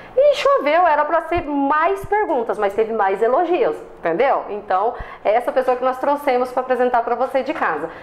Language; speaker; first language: Portuguese; native; Portuguese